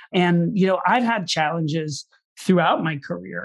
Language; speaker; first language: English; native; English